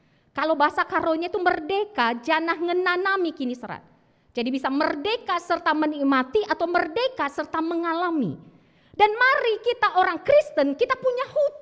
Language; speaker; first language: Indonesian; native; Indonesian